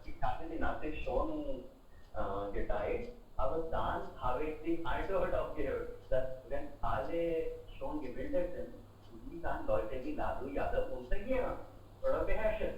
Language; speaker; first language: German; non-native, learner; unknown